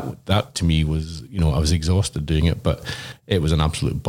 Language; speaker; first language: English; native; English